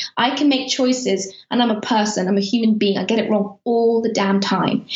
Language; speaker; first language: English; early bilingual, other home language; Persian